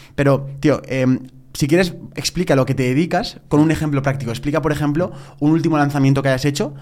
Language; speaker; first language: Spanish; native; Spanish